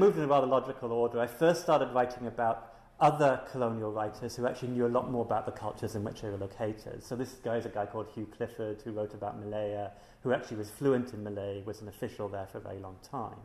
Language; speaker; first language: English; native; English